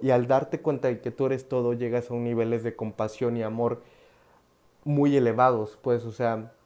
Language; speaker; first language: Spanish; native; Spanish